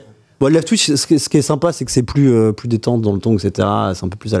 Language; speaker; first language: French; native; French